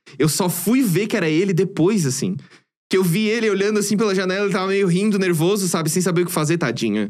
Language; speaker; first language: Portuguese; native; Portuguese